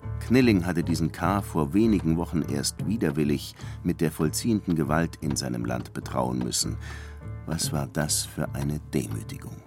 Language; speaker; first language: German; native; German